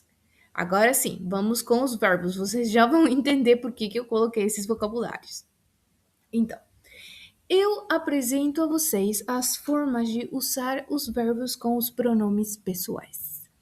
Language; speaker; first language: Portuguese; non-native, fluent; Spanish